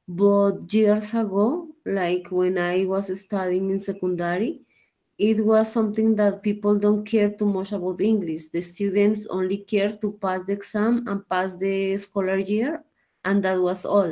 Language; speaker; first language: English; non-native, learner; Spanish